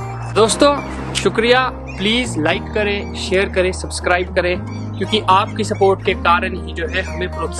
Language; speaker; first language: Hindi; native; Hindi